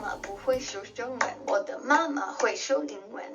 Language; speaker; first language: Chinese; non-native, learner; English